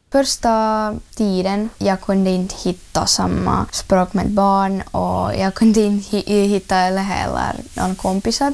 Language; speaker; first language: Swedish; early bilingual, other home language; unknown